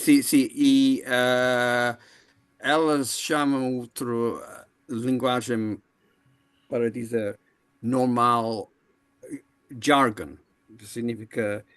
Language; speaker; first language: Portuguese; non-native, learner; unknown